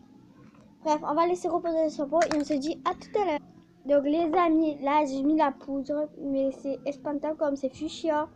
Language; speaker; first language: French; native; French